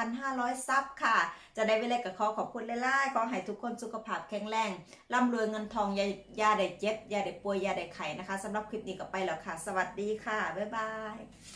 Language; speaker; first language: Thai; native; Thai